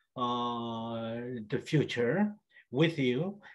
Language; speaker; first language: English; non-native, fluent; Korean